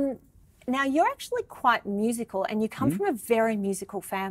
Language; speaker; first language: English; native; English